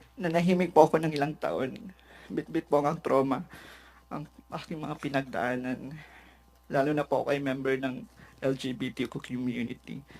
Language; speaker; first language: Filipino; native; Filipino